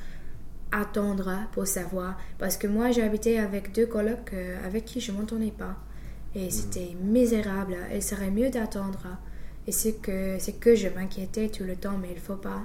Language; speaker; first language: French; non-native, fluent; English